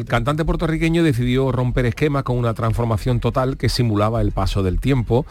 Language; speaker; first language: Spanish; native; Spanish